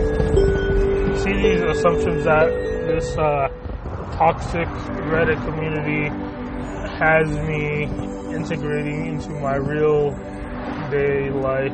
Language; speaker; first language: English; native; English